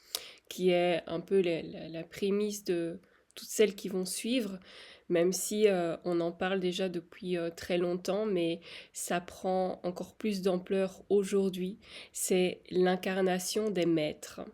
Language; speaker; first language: French; native; French